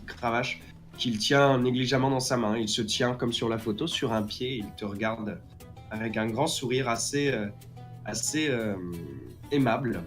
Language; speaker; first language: French; native; French